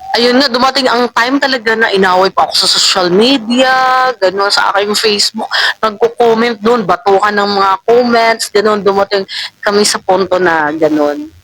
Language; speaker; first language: Filipino; non-native, local second language; Waray